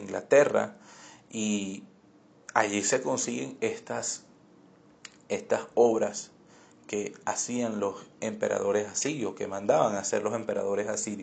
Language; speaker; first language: Spanish; native; Spanish